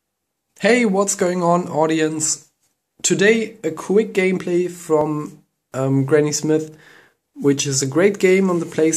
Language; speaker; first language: English; non-native, fluent; German